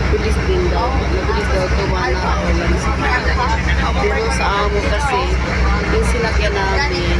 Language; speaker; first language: Filipino; non-native, local second language; Cebuano